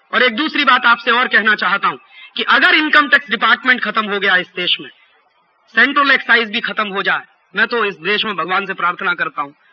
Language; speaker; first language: Hindi; native; Hindi